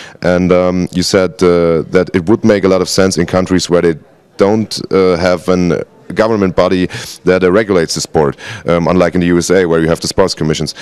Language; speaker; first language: English; non-native, fluent; German